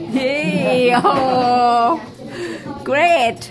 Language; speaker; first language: English; non-native, learner; Thai